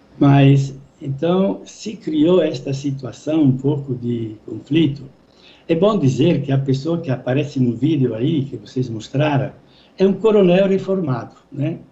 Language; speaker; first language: Portuguese; non-native, fluent; Italian